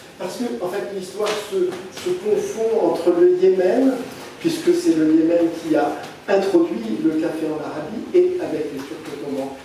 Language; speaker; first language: French; native; French